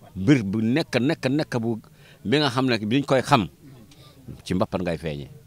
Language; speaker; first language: Wolof; non-native, local second language; Fula